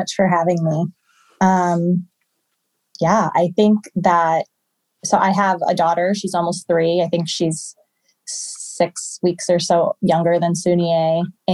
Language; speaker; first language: English; native; English